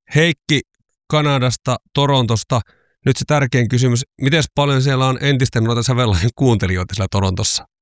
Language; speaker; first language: Finnish; native; Finnish